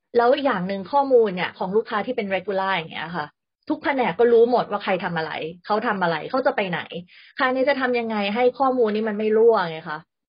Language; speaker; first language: Thai; native; Thai